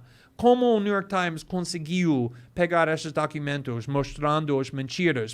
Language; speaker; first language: Portuguese; non-native, fluent; English